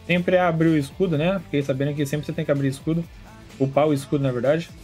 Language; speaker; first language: Portuguese; native; Portuguese